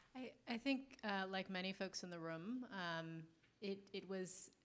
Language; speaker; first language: English; native; English